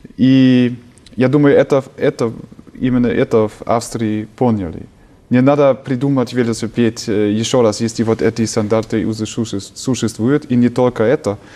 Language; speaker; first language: Russian; non-native, fluent; German